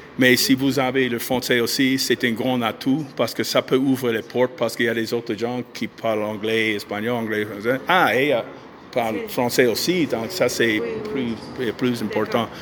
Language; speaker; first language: French; non-native, fluent; English